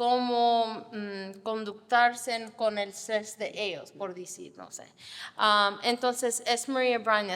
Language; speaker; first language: Spanish; non-native, fluent; English